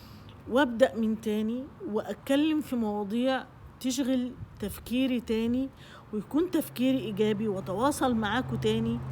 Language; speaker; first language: Arabic; native; Arabic